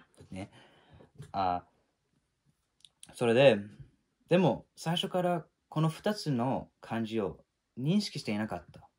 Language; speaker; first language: Japanese; non-native, fluent; English